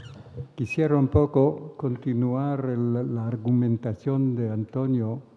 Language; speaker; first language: Spanish; non-native, fluent; Hebrew